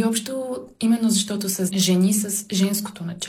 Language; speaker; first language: Bulgarian; native; Bulgarian